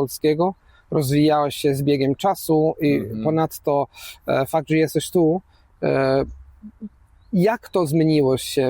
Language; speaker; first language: Polish; non-native, fluent; Italian